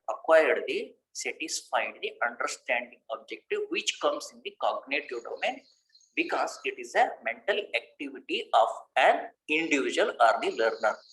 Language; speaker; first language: English; non-native, local second language; Kannada